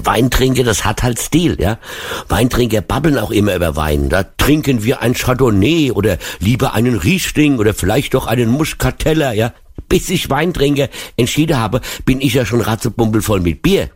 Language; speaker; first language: German; native; German